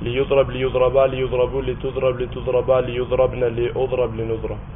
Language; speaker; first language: Arabic; non-native, learner; Urdu